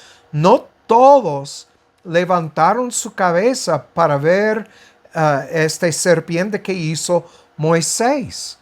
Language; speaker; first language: Spanish; non-native, fluent; English